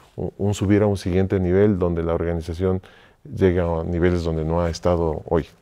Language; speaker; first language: Spanish; native; Spanish